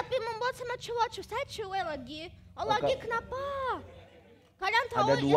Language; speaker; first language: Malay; non-native, learner; German